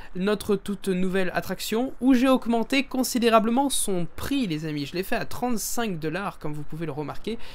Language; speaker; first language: French; native; French